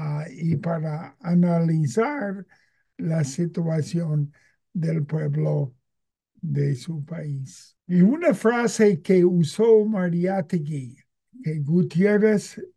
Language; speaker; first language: Spanish; non-native, fluent; English